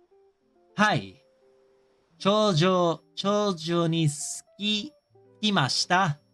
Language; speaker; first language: Japanese; non-native, learner; English